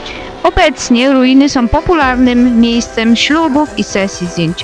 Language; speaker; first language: Polish; native; Polish